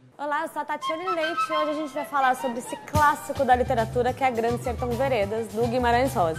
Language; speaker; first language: Portuguese; native; Portuguese